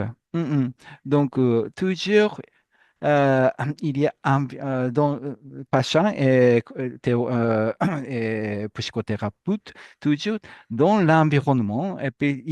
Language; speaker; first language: French; non-native, fluent; Japanese